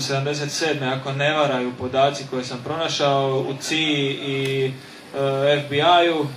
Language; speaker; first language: Bosnian; native; Bosnian